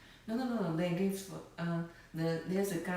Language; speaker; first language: English; non-native, learner; Chinese